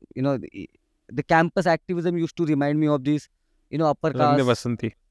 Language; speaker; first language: English; non-native, local second language; Marathi